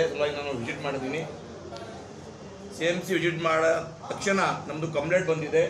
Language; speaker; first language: Kannada; non-native, local second language; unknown